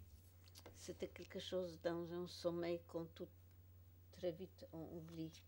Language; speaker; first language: French; non-native, fluent; Polish